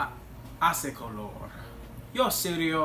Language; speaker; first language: Spanish; non-native, learner; English